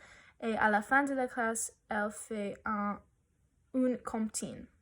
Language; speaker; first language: French; non-native, learner; English